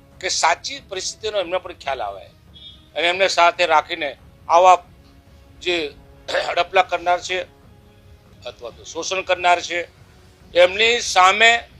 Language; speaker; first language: Gujarati; native; Gujarati